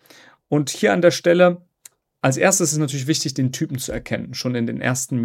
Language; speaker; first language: German; native; German